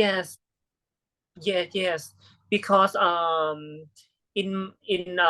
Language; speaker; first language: English; non-native, learner; Thai